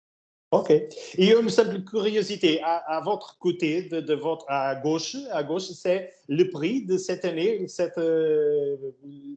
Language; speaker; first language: French; non-native, learner; Portuguese